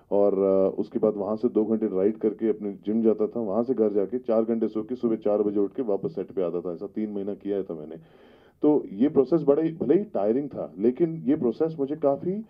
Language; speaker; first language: Hindi; native; Hindi